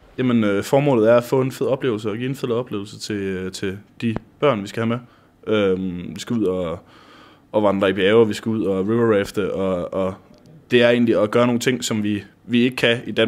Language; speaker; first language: Danish; native; Danish